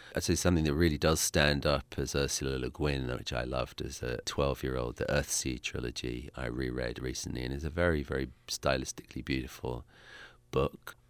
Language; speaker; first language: English; native; English